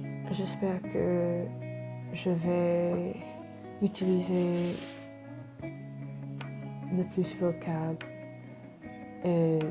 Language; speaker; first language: French; non-native, learner; English